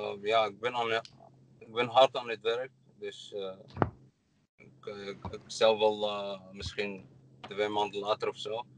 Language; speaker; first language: Dutch; non-native, learner; Arabic